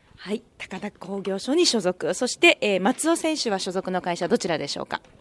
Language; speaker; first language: Japanese; native; Japanese